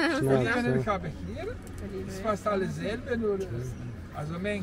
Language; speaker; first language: German; non-native, learner; Slovenian